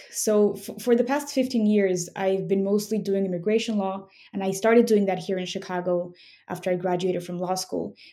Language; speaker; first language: English; non-native, fluent; Spanish